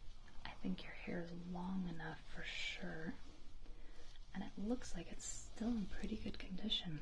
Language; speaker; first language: English; native; English